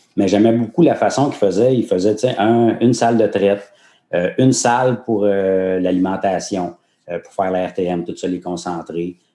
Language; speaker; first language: French; native; French